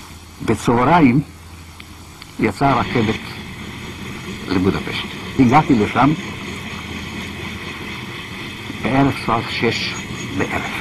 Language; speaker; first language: Hebrew; non-native, fluent; Hungarian